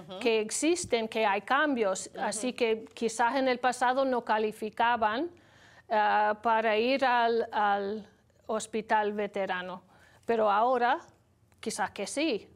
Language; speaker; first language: Spanish; non-native, learner; English